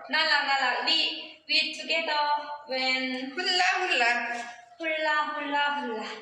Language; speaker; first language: English; non-native, learner; Thai